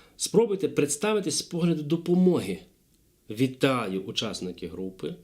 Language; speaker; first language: Ukrainian; non-native, local second language; Russian